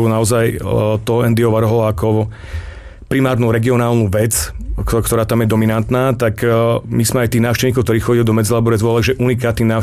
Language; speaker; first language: Slovak; native; Slovak